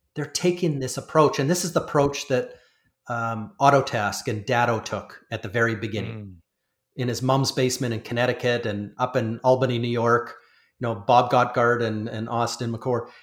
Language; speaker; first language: English; native; English